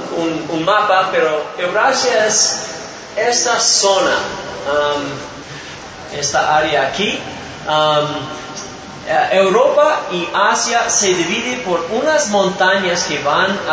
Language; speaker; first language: Spanish; non-native, fluent; English